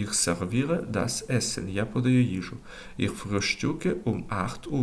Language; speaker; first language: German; non-native, learner; Ukrainian